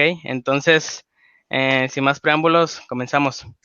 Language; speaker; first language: Spanish; native; Spanish